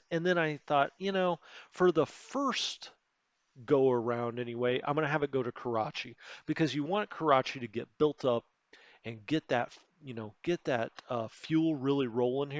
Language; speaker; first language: English; native; English